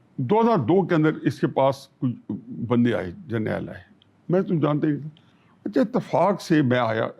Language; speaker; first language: Urdu; non-native, local second language; Punjabi